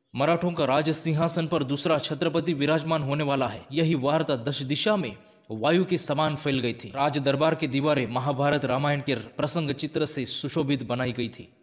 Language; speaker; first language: Hindi; non-native, local second language; Marathi